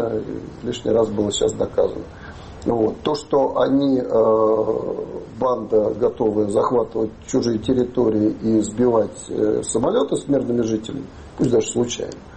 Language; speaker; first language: Russian; native; Russian